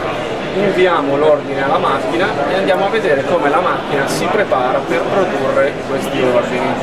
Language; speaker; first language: Italian; native; Italian